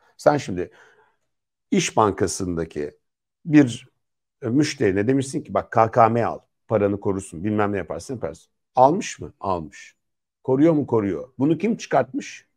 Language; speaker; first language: Turkish; native; Turkish